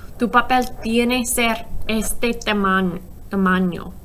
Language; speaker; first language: Spanish; non-native, learner; English